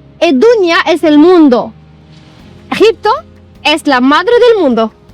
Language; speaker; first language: Spanish; non-native, fluent; Arabic